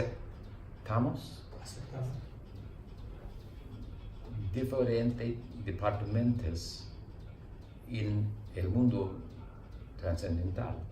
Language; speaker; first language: Spanish; non-native, learner; English